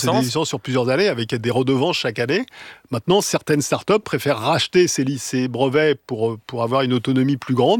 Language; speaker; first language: French; native; French